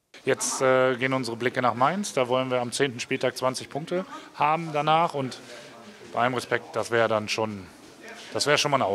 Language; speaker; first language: German; native; German